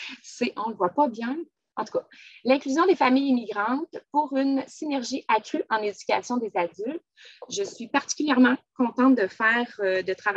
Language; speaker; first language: French; native; French